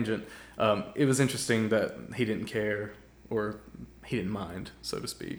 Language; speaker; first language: English; native; English